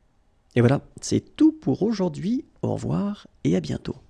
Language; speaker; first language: French; native; French